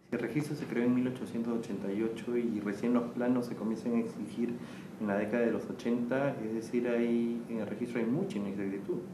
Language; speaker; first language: Spanish; native; Spanish